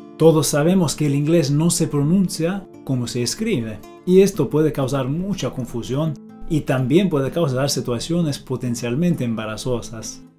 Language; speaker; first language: Spanish; non-native, fluent; English